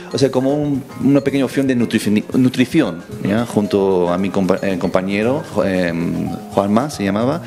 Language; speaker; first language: Spanish; early bilingual, other home language; English